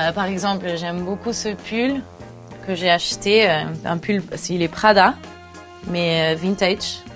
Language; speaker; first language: French; non-native, fluent; Portuguese